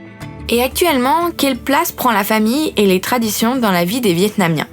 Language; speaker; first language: French; native; French